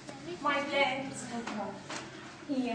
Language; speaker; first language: English; non-native, learner; Arabic